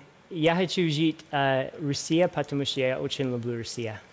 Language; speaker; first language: Russian; non-native, learner; English